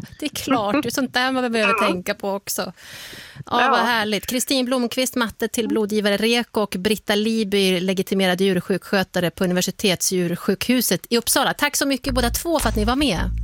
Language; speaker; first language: Swedish; native; Swedish